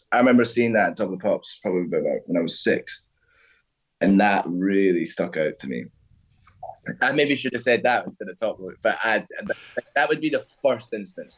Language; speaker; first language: English; native; English